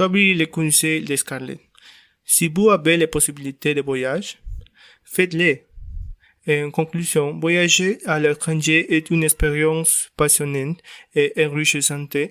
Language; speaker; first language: French; non-native, learner; Spanish